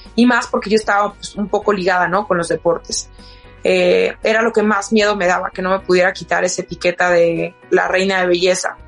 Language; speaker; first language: Spanish; native; Spanish